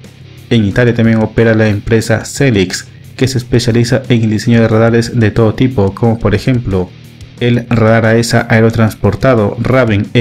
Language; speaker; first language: Spanish; native; Spanish